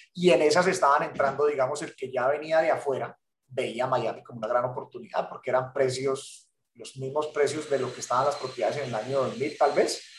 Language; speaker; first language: Spanish; native; Spanish